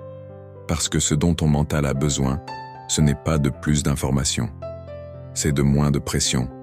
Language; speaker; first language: French; native; French